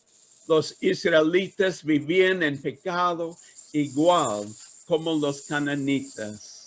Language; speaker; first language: Spanish; non-native, learner; English